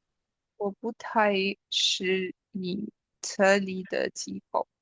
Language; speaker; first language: Chinese; non-native, learner; English